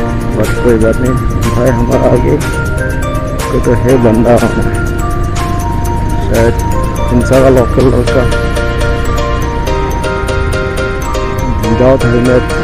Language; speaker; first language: Hindi; non-native, local second language; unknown